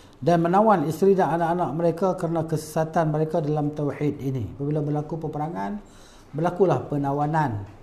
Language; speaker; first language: Malay; native; Malay